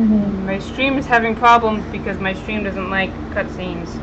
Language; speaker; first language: English; native; English